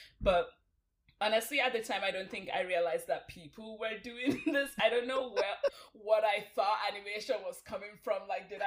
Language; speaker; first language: English; non-native, local second language; Hausa